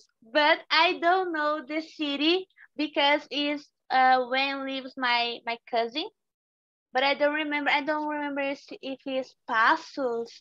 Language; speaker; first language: English; non-native, learner; Portuguese